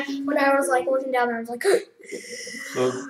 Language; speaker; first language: English; native; English